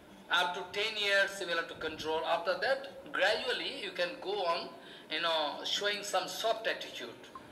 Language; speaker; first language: English; non-native, local second language; Bangla